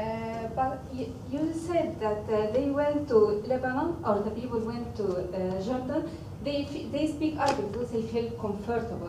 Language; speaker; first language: English; non-native, fluent; Arabic